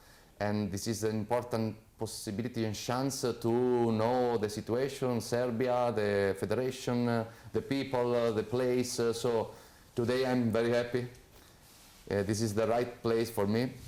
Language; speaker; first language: English; non-native, fluent; Italian